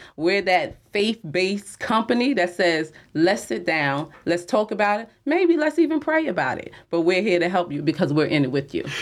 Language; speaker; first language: English; native; English